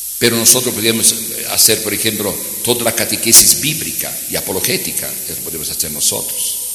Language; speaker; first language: Spanish; non-native, fluent; Italian